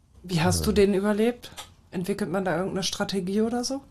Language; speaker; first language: German; native; German